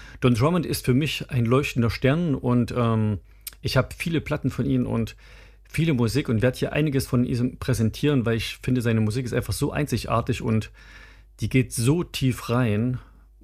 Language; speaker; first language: German; native; German